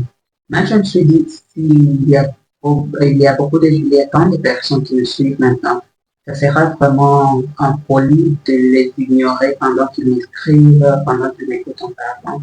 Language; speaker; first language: French; non-native, learner; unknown